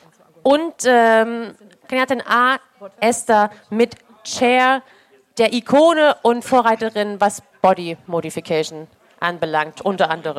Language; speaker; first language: German; native; German